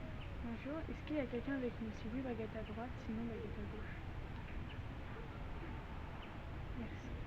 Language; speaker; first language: French; native; French